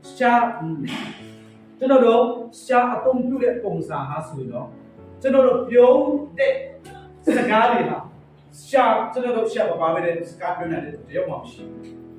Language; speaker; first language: Burmese; non-native, local second language; Hakha Chin